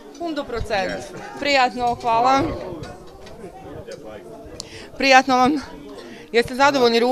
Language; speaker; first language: Croatian; native; Croatian